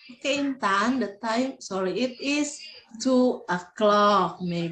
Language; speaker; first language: English; non-native, learner; Indonesian